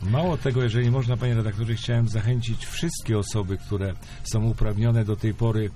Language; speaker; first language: Polish; native; Polish